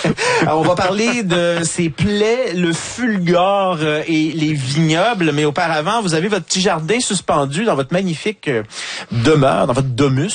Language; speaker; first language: French; native; French